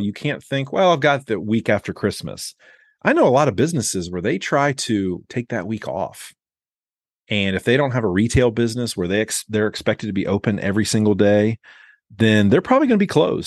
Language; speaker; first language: English; native; English